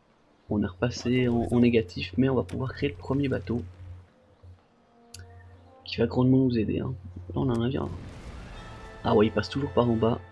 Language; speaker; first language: French; native; French